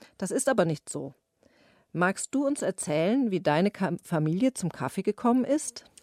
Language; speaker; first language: German; native; German